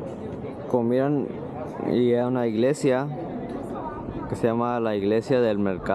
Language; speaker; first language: Spanish; early bilingual, heritage; Spanish